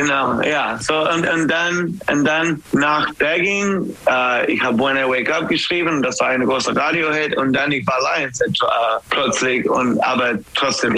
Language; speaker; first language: German; non-native, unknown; English